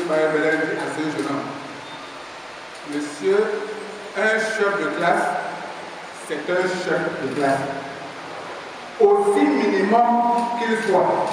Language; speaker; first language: French; non-native, local second language; Basaa